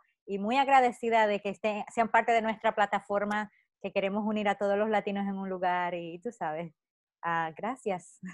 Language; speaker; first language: Spanish; early bilingual, heritage; Spanish